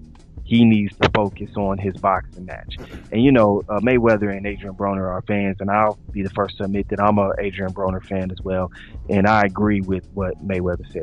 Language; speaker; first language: English; native; English